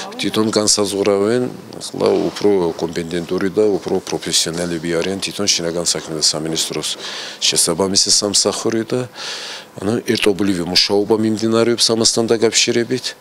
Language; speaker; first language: Georgian; non-native, local second language; Azerbaijani